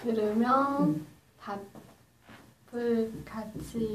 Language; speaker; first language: Korean; non-native, learner; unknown